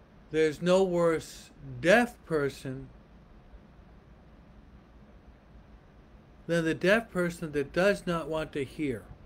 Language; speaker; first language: English; native; English